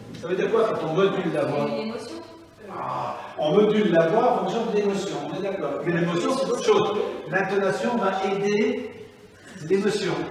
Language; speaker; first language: French; native; French